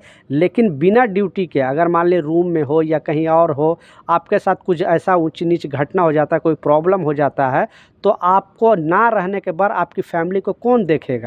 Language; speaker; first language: Hindi; native; Hindi